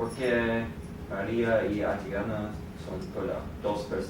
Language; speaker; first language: Spanish; non-native, learner; English